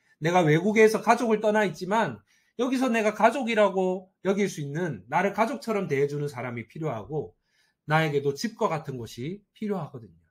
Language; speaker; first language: Korean; native; Korean